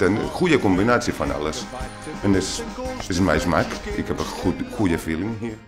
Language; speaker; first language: Dutch; non-native, learner; Catalan